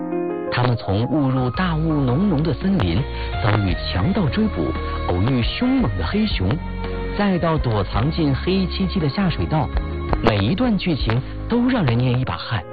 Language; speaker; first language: Chinese; native; Chinese